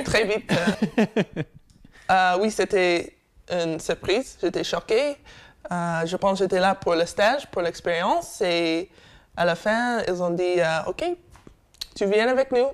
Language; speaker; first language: French; non-native, fluent; English